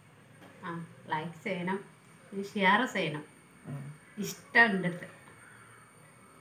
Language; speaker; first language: Malayalam; non-native, learner; Tamil